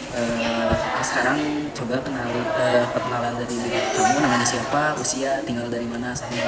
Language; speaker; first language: Indonesian; native; Indonesian